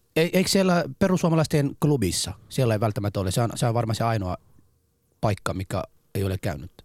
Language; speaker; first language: Finnish; non-native, fluent; Somali